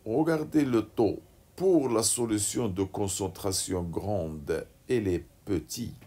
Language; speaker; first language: French; non-native, local second language; Arabic